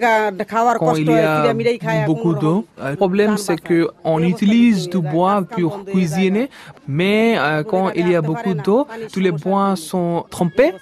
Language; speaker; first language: French; non-native, fluent; Bangla